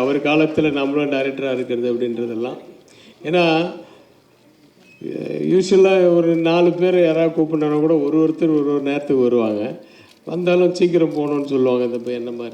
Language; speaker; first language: Tamil; native; Tamil